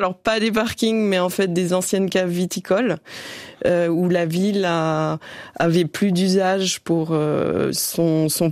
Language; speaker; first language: French; native; French